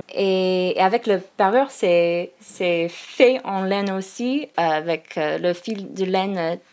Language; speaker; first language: French; non-native, learner; English